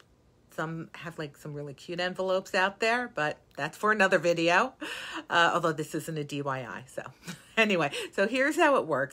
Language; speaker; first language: English; native; English